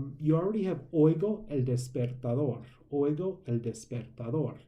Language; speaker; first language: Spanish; non-native, fluent; English